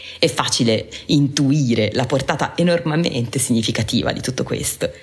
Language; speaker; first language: Italian; native; Italian